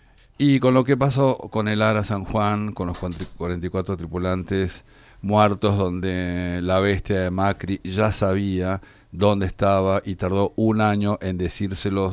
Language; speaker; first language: Spanish; native; Spanish